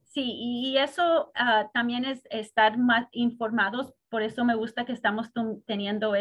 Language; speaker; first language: Spanish; early bilingual, heritage; Spanish